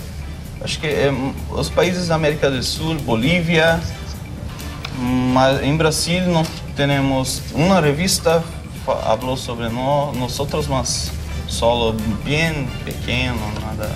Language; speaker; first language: Spanish; non-native, local second language; Portuguese